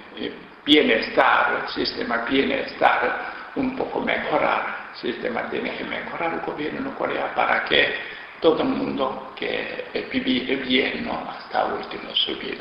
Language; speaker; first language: Spanish; non-native, learner; Korean